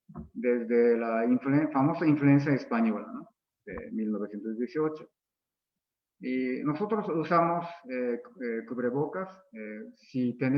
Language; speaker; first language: Spanish; non-native, fluent; Japanese